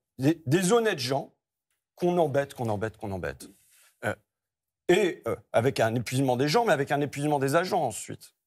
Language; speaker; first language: French; native; French